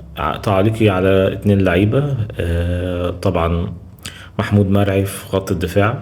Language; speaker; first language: Arabic; native; Arabic